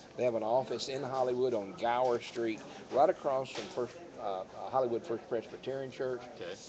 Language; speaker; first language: English; native; English